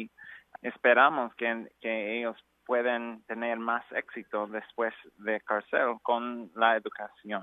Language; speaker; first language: Spanish; non-native, learner; English